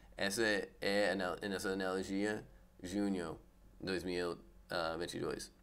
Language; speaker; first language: Portuguese; non-native, learner; English